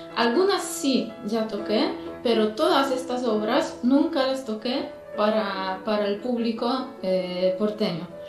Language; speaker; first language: Spanish; non-native, fluent; Polish